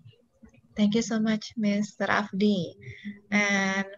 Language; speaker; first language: English; non-native, local second language; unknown